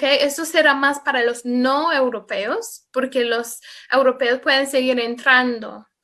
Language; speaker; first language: Spanish; non-native, fluent; English